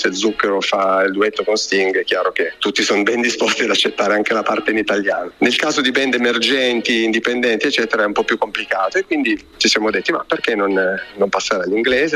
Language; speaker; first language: Italian; native; Italian